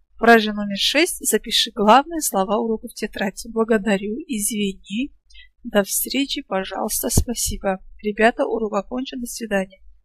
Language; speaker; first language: Russian; non-native, local second language; Kazakh